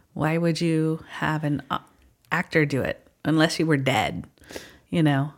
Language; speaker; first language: English; early bilingual, other home language; Filipino